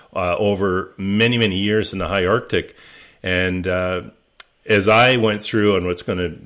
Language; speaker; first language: English; native; English